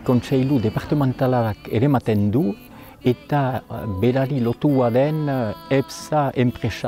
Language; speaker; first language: Basque; native; Basque